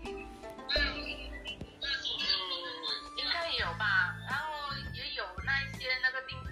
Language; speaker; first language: Chinese; non-native, learner; Vietnamese